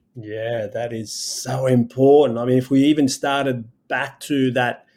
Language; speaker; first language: English; native; English